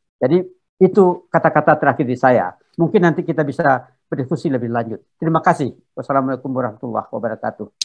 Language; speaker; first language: Indonesian; non-native, local second language; Minangkabau